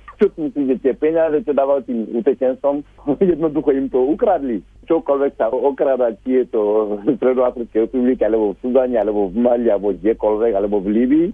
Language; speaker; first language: Slovak; non-native, fluent; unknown